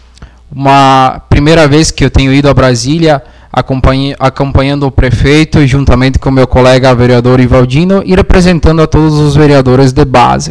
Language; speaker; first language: Portuguese; native; Portuguese